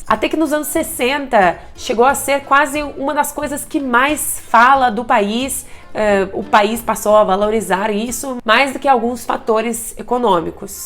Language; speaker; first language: Portuguese; non-native, fluent; Russian